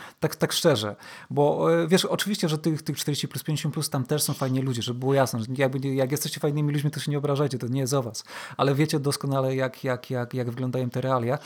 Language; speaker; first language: Polish; native; Polish